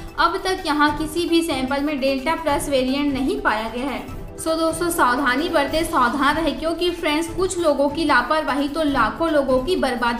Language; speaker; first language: Hindi; native; Hindi